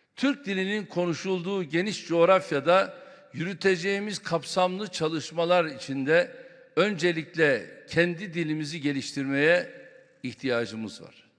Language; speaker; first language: Turkish; native; Turkish